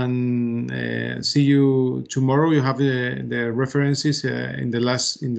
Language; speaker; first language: English; non-native, fluent; Spanish